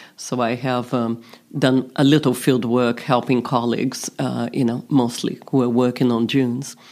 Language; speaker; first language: English; non-native, fluent; Portuguese